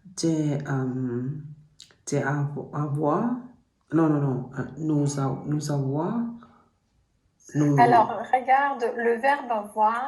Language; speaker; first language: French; non-native, learner; Thai